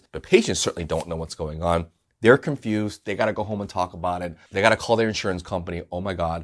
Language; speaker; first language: English; native; English